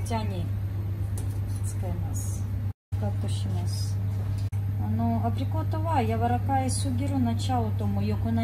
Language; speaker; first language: Japanese; non-native, learner; Ukrainian